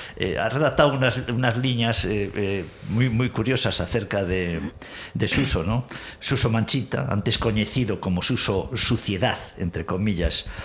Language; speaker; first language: Galician; non-native, local second language; Spanish